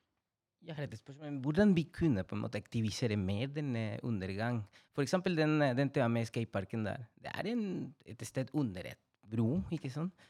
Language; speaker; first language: Norwegian; non-native, fluent; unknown